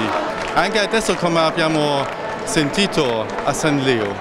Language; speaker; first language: Italian; non-native, learner; German